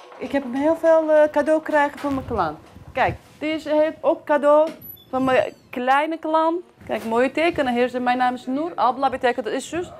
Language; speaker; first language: Dutch; non-native, learner; Turkish